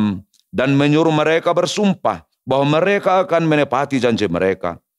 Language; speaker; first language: Indonesian; native; Indonesian